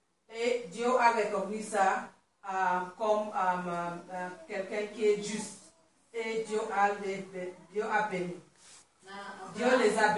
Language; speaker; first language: French; non-native, learner; Swahili